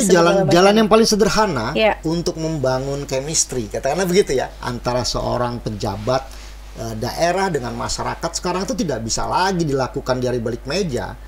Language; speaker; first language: Indonesian; native; Indonesian